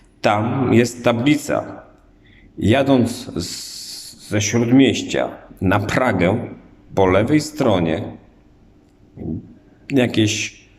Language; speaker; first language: Polish; native; Polish